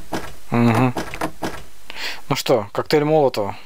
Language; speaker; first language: Russian; native; Russian